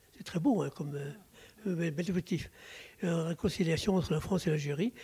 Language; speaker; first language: French; native; French